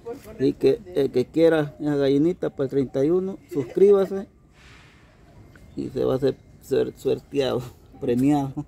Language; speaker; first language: Spanish; native; Spanish